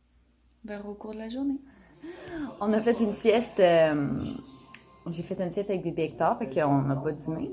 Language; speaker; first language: French; native; French